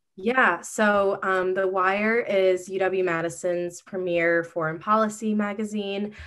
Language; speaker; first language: English; native; English